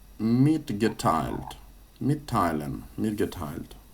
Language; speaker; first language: German; non-native, fluent; Ukrainian